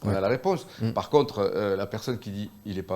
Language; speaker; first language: French; native; French